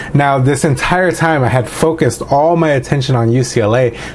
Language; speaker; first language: English; native; English